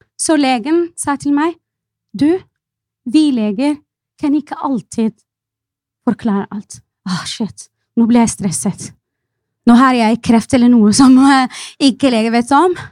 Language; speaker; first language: Norwegian; non-native, fluent; Arabic